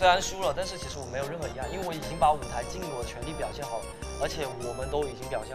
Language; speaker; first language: Chinese; native; Chinese